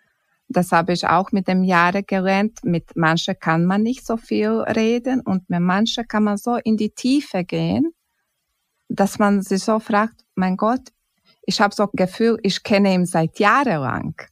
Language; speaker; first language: German; non-native, fluent; Croatian